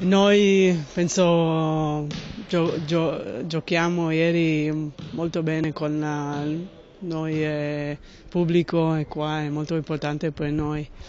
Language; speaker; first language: Italian; non-native, learner; Hebrew